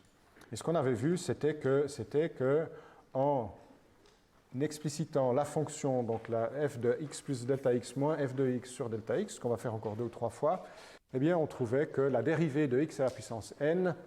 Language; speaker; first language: French; native; French